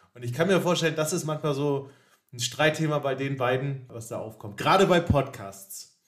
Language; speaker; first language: German; native; German